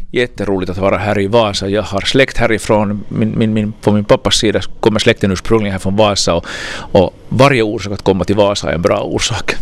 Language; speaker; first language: Swedish; native; Swedish